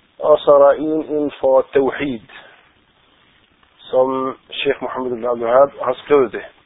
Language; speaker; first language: Danish; non-native, fluent; Arabic